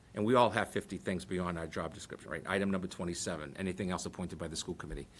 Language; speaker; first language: English; early bilingual, other home language; Portuguese